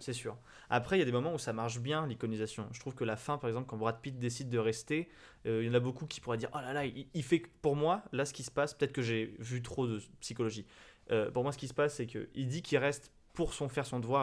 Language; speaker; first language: French; native; French